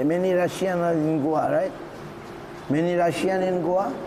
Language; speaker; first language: English; non-native, local second language; Bangla